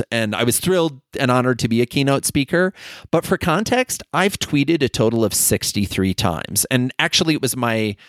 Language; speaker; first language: English; native; English